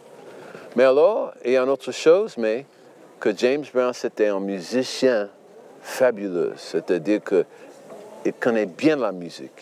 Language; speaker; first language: French; non-native, learner; English